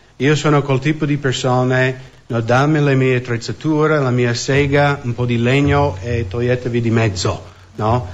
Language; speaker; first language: Italian; non-native, fluent; English